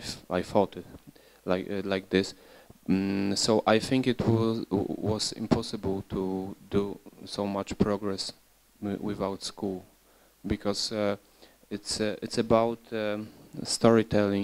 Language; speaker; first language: English; non-native, learner; Polish